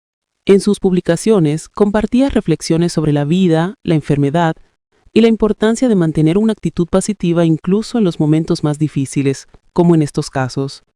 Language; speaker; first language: Spanish; native; Spanish